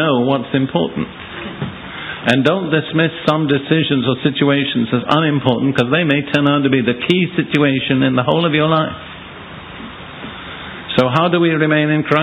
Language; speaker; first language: English; native; English